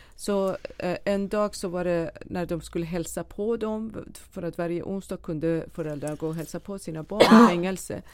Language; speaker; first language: Swedish; non-native, fluent; Persian